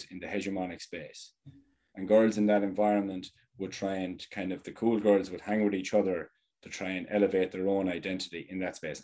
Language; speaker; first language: English; native; English